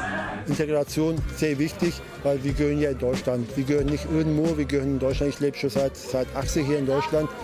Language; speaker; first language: German; non-native, fluent; Turkish